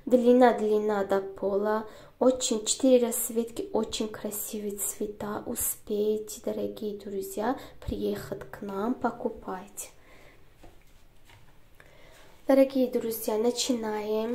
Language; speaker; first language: Russian; non-native, learner; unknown